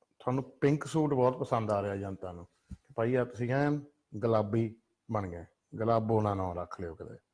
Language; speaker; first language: Punjabi; early bilingual, heritage; Punjabi